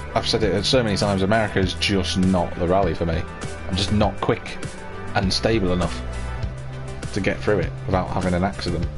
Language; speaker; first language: English; native; English